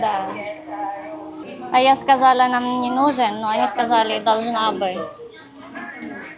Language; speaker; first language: Russian; non-native, learner; Filipino